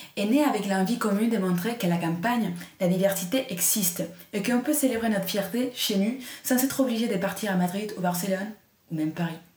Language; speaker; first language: French; non-native, fluent; Spanish